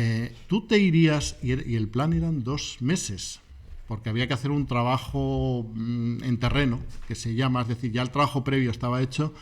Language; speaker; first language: Spanish; native; Spanish